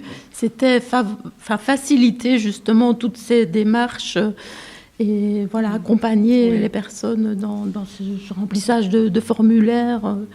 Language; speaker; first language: French; native; French